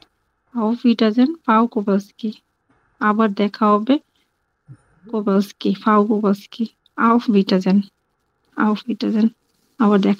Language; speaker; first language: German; non-native, learner; Bangla